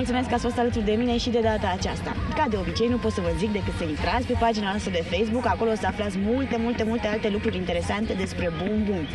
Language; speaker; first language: Romanian; native; Romanian